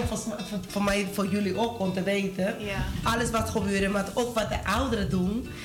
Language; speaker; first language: Dutch; non-native, learner; Spanish